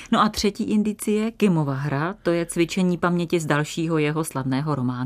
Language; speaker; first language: Czech; native; Czech